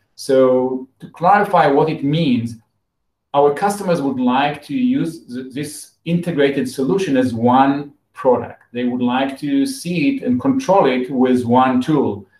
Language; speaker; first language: English; non-native, fluent; Hebrew